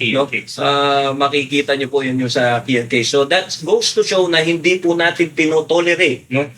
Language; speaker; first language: Filipino; non-native, local second language; Pampanga